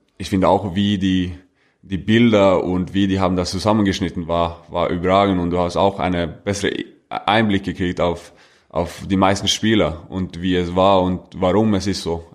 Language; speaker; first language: German; non-native, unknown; Norwegian